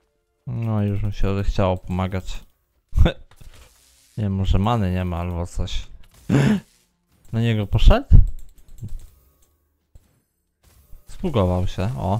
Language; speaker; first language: Polish; native; Polish